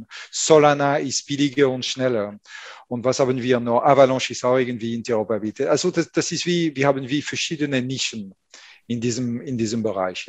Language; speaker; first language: German; non-native, fluent; French